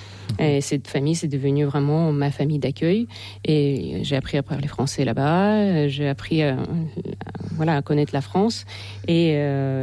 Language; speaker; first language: French; non-native, fluent; Russian